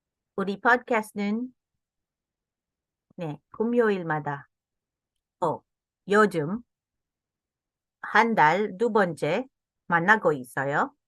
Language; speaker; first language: Korean; non-native, learner; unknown